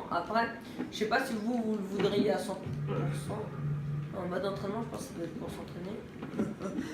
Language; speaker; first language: French; native; French